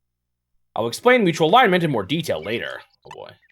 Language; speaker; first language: English; native; English